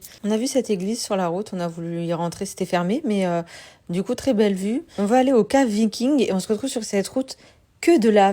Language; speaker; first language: French; native; French